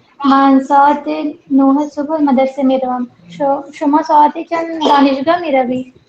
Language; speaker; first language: Persian; non-native, learner; Urdu